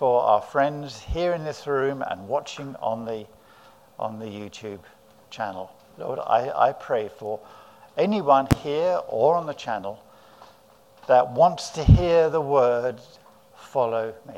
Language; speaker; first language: English; native; English